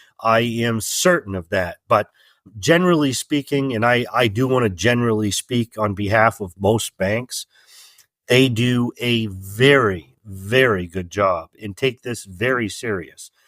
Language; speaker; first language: English; native; English